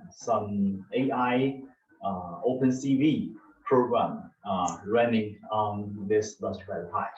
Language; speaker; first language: English; non-native, learner; Chinese